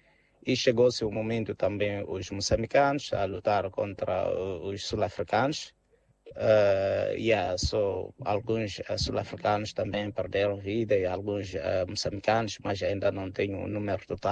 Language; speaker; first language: Portuguese; non-native, local second language; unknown